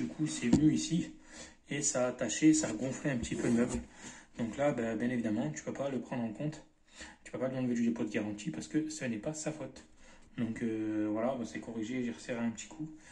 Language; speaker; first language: French; native; French